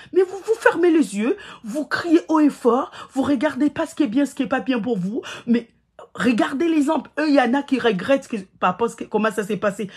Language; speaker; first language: French; non-native, local second language; Ngazidja Comorian